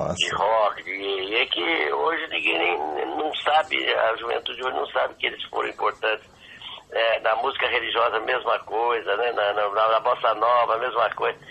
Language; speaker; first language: Portuguese; native; Portuguese